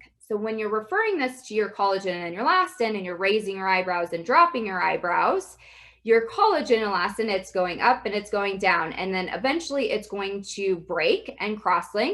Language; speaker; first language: English; native; English